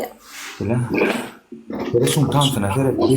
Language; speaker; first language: Russian; non-native, learner; Turkmen